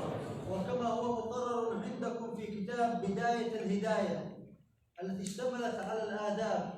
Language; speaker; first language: Arabic; native; Arabic